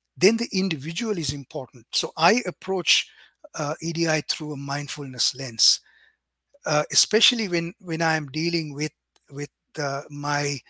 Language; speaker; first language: English; non-native, local second language; Sinhala